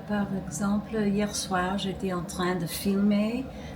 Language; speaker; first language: French; non-native, fluent; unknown